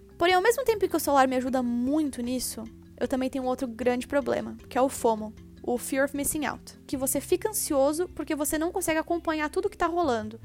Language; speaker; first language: Portuguese; native; Portuguese